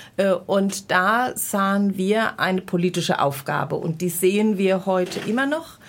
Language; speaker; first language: German; native; German